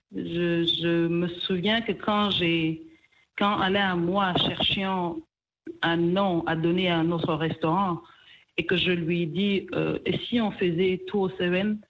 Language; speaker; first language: French; non-native, local second language; Kinyarwanda